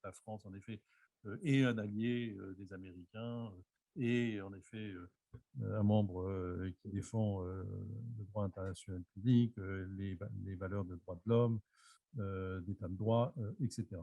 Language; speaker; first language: French; native; French